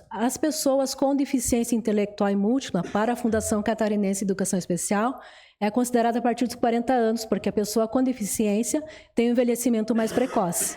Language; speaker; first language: Portuguese; native; Portuguese